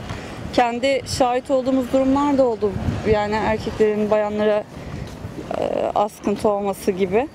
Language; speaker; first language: Turkish; native; Turkish